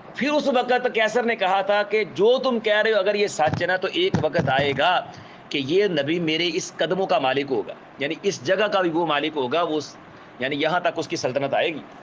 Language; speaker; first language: Urdu; non-native, local second language; Punjabi